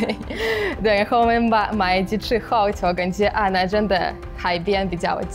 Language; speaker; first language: Chinese; non-native, fluent; Russian